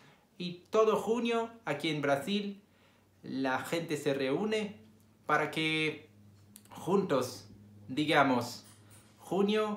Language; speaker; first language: Spanish; non-native, fluent; Portuguese